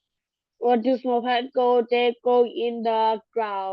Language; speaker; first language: English; non-native, learner; Thai